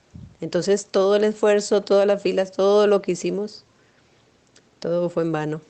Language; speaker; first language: Spanish; native; Spanish